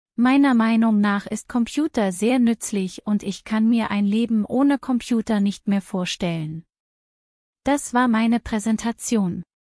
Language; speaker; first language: German; non-native, learner; Bangla